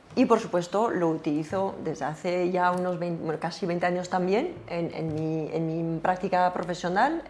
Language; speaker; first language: Spanish; non-native, fluent; French